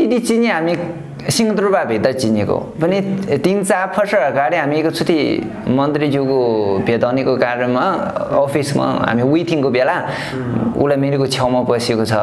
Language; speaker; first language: Nepali; non-native, learner; Chinese